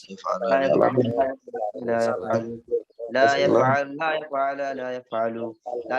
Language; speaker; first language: Arabic; non-native, learner; Bangla